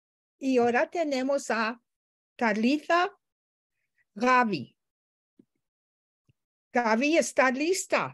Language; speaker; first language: Spanish; non-native, learner; English